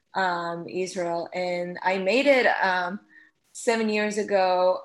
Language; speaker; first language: English; non-native, fluent; Hebrew